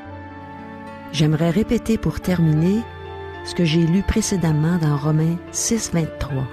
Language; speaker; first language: French; native; French